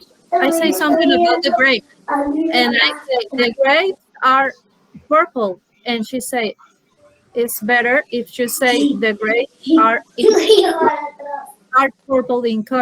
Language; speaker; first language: English; non-native, learner; Spanish